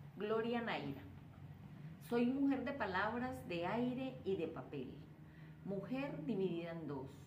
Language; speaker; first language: Spanish; native; Spanish